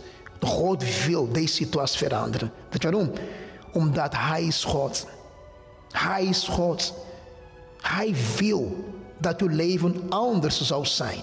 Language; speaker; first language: Dutch; non-native, fluent; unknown